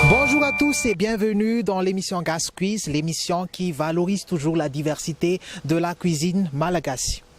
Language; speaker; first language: French; non-native, local second language; Malagasy